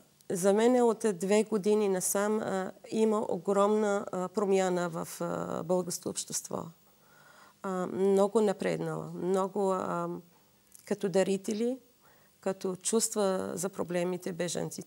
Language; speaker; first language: Bulgarian; non-native, fluent; Assyrian Neo-Aramaic